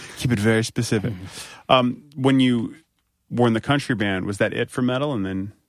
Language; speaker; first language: English; native; English